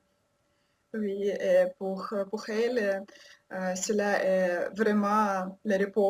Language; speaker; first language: French; non-native, learner; Russian